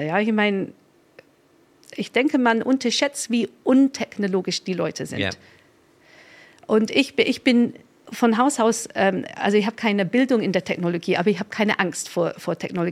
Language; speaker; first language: German; non-native, fluent; English